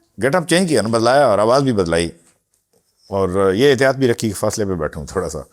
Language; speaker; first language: Urdu; non-native, local second language; Punjabi